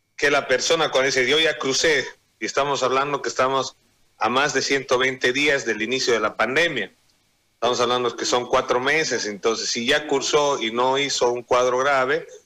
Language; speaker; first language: Spanish; native; Spanish